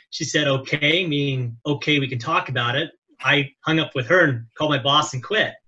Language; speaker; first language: English; native; English